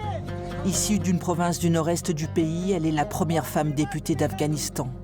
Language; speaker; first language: French; native; French